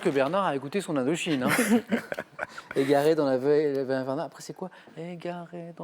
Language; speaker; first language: French; native; French